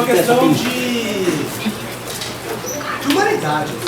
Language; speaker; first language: Portuguese; native; Portuguese